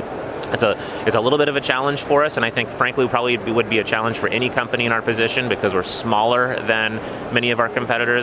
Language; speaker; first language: English; native; English